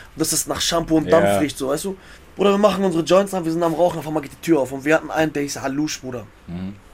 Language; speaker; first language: German; native; German